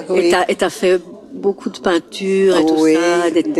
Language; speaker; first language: French; native; French